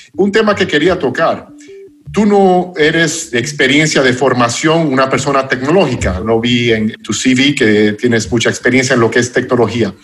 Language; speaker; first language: Spanish; non-native, fluent; English